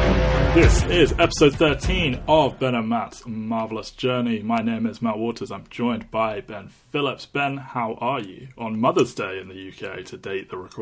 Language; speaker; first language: English; native; English